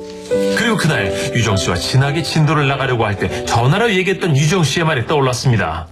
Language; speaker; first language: Korean; native; Korean